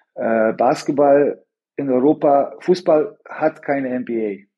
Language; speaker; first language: German; early bilingual, other home language; Bosnian